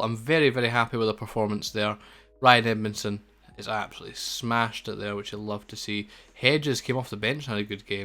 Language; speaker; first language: English; native; English